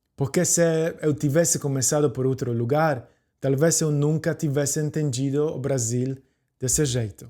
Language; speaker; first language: Portuguese; non-native, fluent; Polish